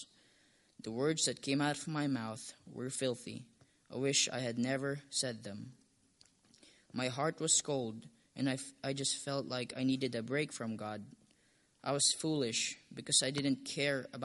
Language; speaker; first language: English; non-native, local second language; Filipino